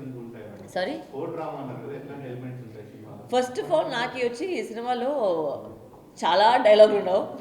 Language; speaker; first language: Telugu; non-native, local second language; Tamil